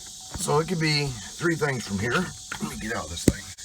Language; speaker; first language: English; native; English